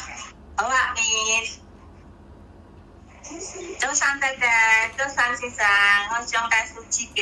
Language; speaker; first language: Cantonese; non-native, learner; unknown